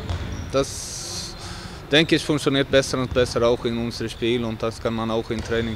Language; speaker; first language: German; non-native, fluent; Swedish